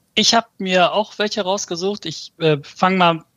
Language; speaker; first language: German; early bilingual, other home language; Turkish